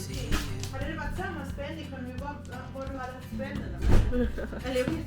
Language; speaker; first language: Swedish; native; Swedish